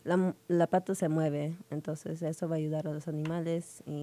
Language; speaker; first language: Spanish; early bilingual, heritage; Spanish